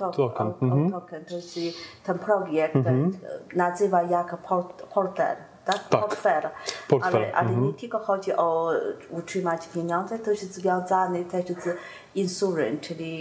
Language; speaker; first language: Polish; non-native, learner; Chinese